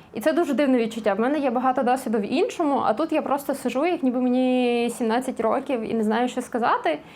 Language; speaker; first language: Ukrainian; native; Ukrainian